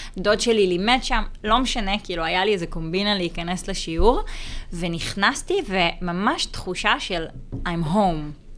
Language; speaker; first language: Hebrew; native; Hebrew